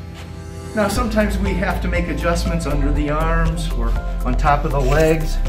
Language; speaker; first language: English; native; English